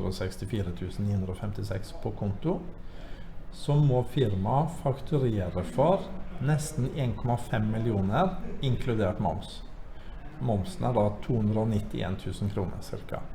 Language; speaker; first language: Norwegian; native; Norwegian